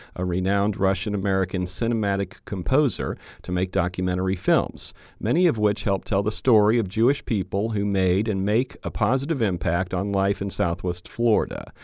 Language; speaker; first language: English; native; English